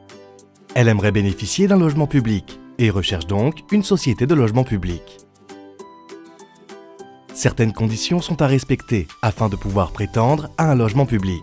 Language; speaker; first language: French; native; French